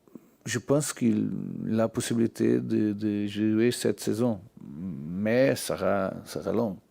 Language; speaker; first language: French; non-native, learner; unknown